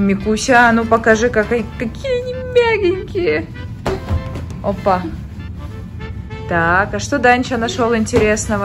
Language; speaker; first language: Russian; native; Russian